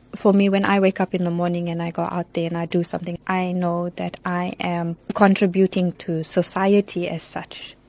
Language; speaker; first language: English; native; English